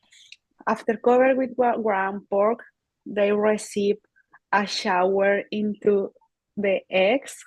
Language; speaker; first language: English; non-native, learner; Spanish